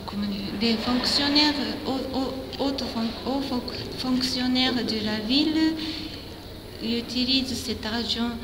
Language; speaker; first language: French; non-native, fluent; Japanese